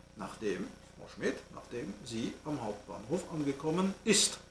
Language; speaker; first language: German; non-native, fluent; French